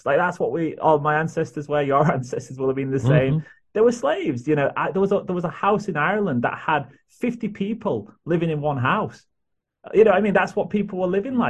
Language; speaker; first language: English; native; English